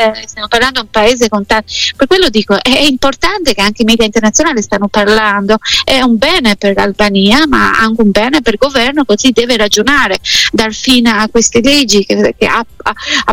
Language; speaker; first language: Italian; non-native, fluent; Albanian